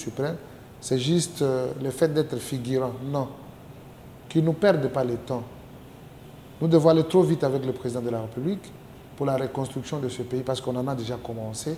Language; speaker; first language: French; non-native, local second language; Lingala